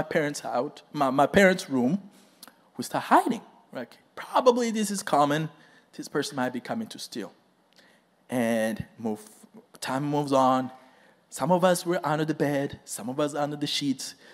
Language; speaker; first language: English; non-native, local second language; Kinyarwanda